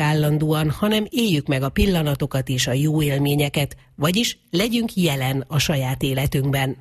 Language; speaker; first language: Hungarian; native; Hungarian